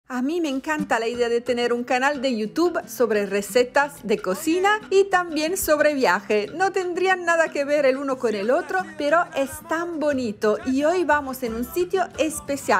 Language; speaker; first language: Spanish; non-native, fluent; Italian